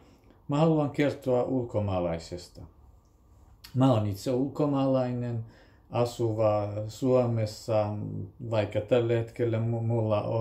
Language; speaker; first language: Finnish; non-native, fluent; Kurdish